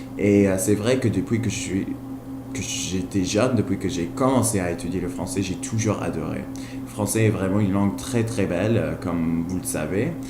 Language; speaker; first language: French; non-native, fluent; Spanish